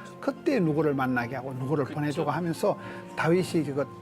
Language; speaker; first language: Korean; native; Korean